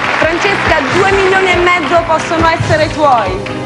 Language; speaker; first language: Italian; native; Italian